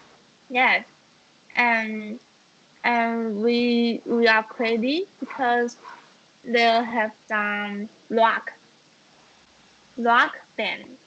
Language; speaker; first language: English; non-native, learner; Chinese